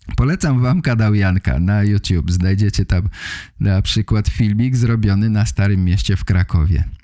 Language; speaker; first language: Polish; native; Polish